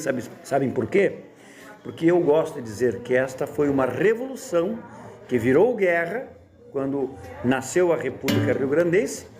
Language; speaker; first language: Portuguese; native; Portuguese